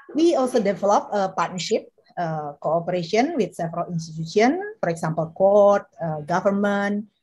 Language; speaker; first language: English; non-native, fluent; Indonesian